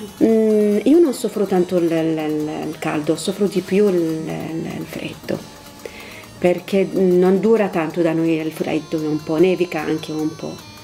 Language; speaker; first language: Italian; non-native, fluent; Arabic